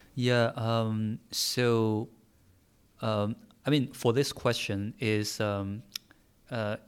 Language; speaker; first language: English; non-native, fluent; Chinese